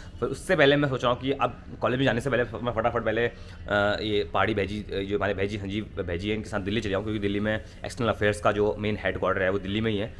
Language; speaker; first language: Hindi; native; Hindi